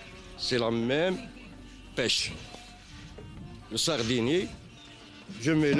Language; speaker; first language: French; non-native, learner; Arabic